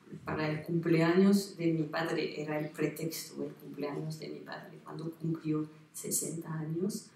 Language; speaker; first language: Spanish; non-native, fluent; French